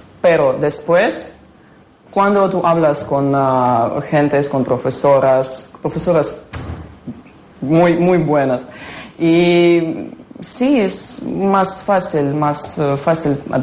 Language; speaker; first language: Spanish; non-native, learner; Ukrainian